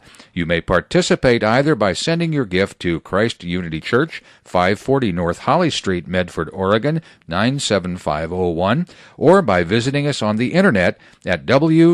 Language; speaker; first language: English; native; English